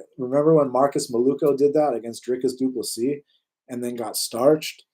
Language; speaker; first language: English; native; English